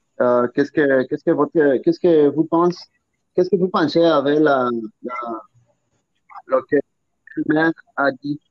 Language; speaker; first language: French; non-native, learner; Spanish